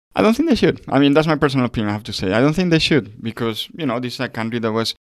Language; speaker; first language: English; non-native, fluent; Spanish